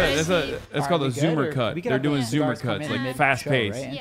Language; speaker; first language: English; native; English